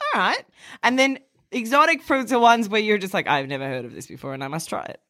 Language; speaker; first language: English; early bilingual, other home language; Italian